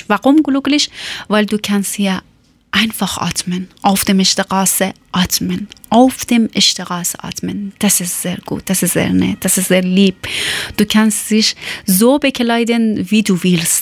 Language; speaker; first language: German; non-native, learner; Persian